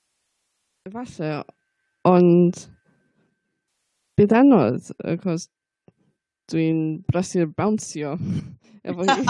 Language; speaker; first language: Welsh; non-native, learner; English